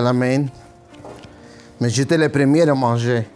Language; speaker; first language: French; non-native, learner; Spanish